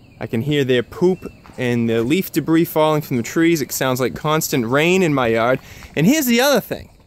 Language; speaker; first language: English; native; English